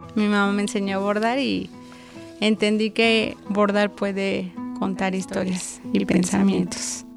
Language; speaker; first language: Spanish; non-native, local second language; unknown